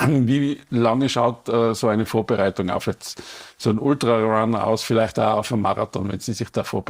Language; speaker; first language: German; native; German